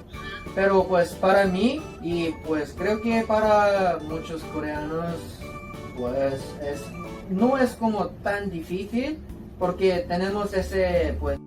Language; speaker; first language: Spanish; non-native, fluent; Korean